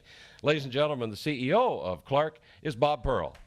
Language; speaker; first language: English; native; English